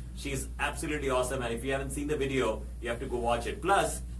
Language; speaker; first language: English; non-native, local second language; Hindi